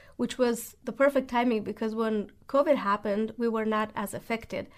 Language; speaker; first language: English; non-native, fluent; Romanian